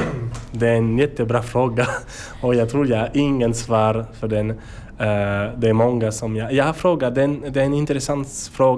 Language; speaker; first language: Swedish; non-native, learner; French